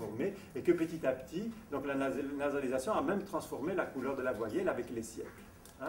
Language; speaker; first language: French; non-native, fluent; Italian